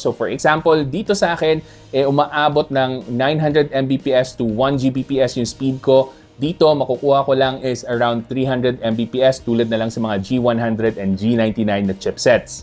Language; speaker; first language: Filipino; native; Filipino